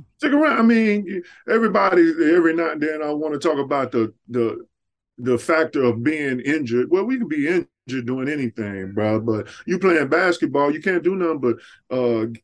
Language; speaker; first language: English; native; English